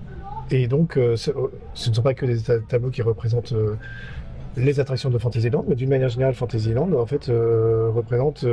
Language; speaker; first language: French; native; French